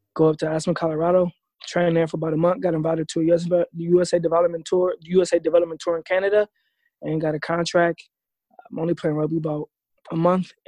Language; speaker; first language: English; native; English